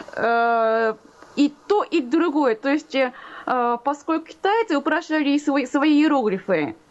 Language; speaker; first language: Russian; non-native, fluent; Japanese